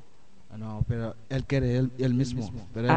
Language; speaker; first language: Spanish; non-native, learner; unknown